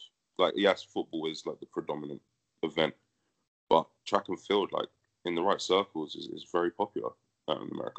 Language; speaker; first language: English; native; English